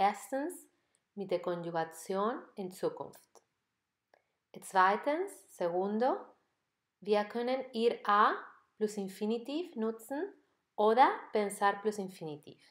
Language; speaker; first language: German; non-native, fluent; Spanish